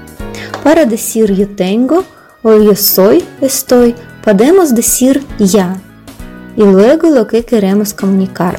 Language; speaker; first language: Spanish; non-native, fluent; Russian